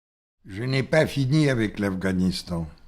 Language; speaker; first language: French; non-native, fluent; Bulgarian